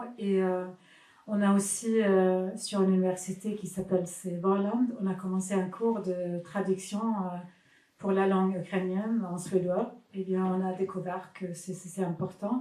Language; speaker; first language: French; non-native, fluent; Swedish